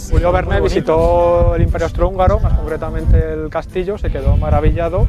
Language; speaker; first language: Spanish; native; Spanish